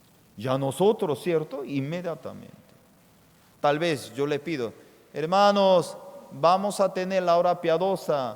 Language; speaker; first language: Spanish; non-native, fluent; Korean